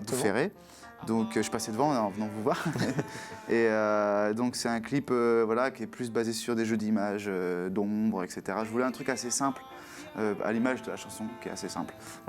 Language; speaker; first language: French; native; French